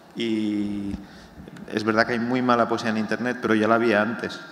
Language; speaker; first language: Spanish; native; Spanish